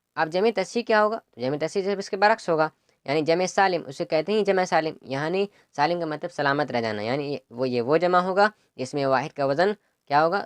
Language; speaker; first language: Urdu; native; Urdu